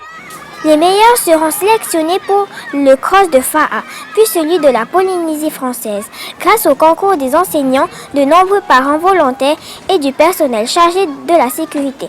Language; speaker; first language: French; native; French